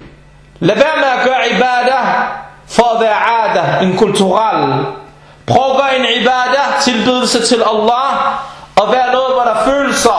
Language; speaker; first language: Danish; early bilingual, other home language; Arabic